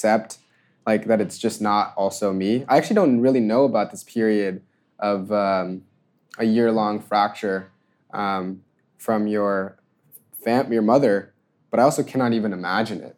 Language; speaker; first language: English; native; English